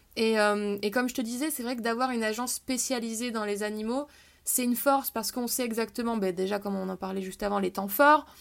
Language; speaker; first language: French; native; French